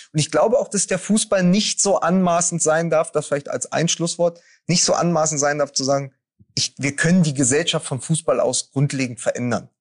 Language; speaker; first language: German; native; German